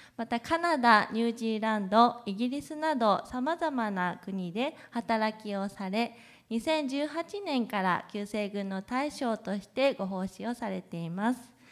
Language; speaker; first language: Japanese; native; Japanese